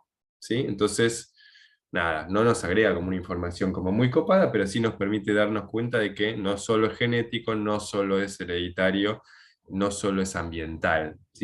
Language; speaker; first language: Spanish; native; Spanish